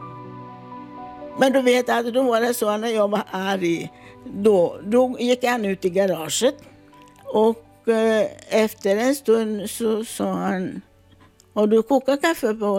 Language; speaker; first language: Swedish; non-native, fluent; Italian